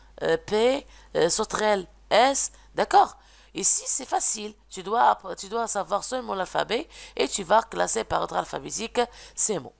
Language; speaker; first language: French; non-native, local second language; Arabic